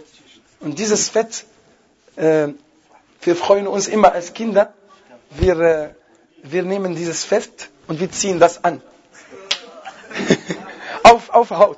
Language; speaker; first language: German; non-native, fluent; Arabic